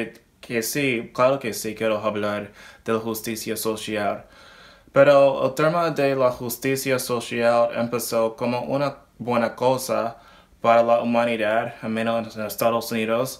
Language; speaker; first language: Spanish; non-native, learner; English